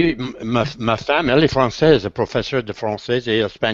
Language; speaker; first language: French; non-native, learner; English